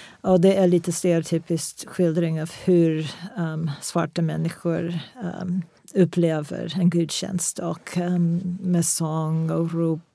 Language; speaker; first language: Swedish; non-native, fluent; English